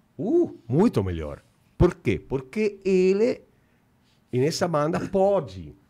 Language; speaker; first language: Portuguese; non-native, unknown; Italian